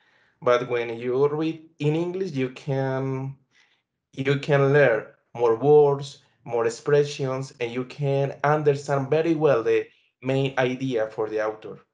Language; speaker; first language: English; non-native, learner; Spanish